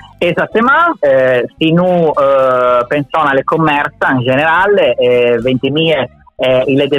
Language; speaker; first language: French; non-native, learner; Italian